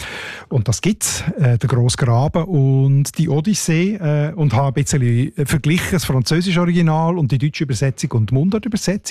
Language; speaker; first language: German; native; German